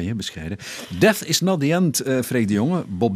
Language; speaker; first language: Dutch; native; Dutch